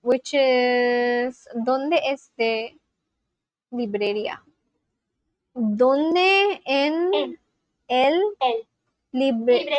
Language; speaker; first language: Spanish; non-native, learner; English